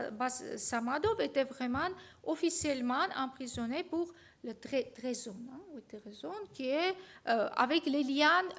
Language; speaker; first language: French; non-native, fluent; Armenian